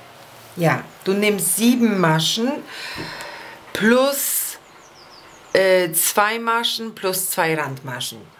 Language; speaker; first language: German; non-native, fluent; Polish